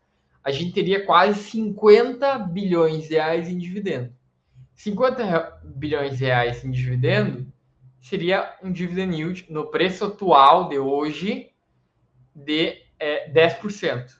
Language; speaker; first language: Portuguese; native; Portuguese